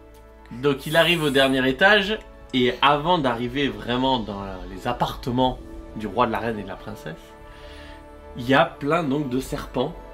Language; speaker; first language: French; native; French